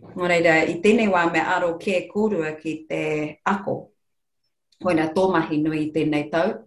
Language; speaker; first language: Māori; non-native, local second language; English